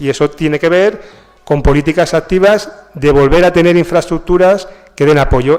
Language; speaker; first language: Spanish; native; Spanish